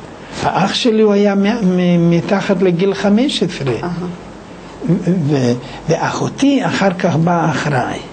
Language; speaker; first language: Hebrew; non-native, fluent; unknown